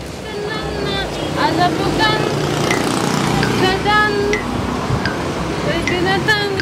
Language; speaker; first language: Indonesian; non-native, learner; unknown